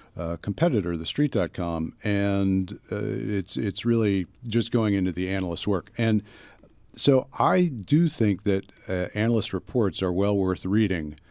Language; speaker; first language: English; native; English